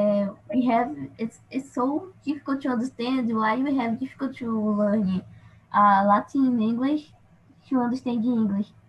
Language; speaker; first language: English; non-native, learner; Portuguese